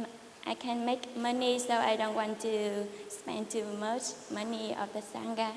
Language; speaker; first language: English; non-native, learner; Vietnamese